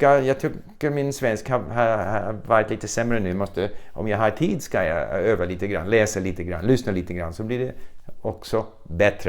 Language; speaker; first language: Swedish; non-native, fluent; English